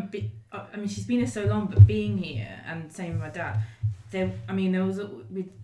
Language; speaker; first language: English; native; English